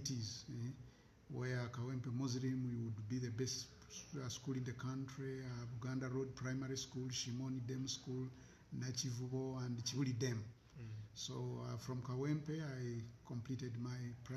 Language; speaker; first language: English; non-native, local second language; Ganda